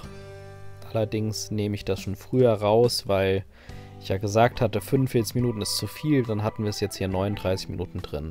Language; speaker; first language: German; native; German